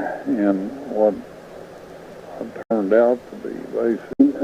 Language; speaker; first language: English; native; English